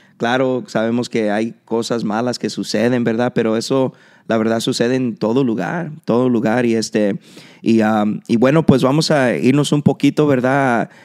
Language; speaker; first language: Spanish; early bilingual, heritage; Spanish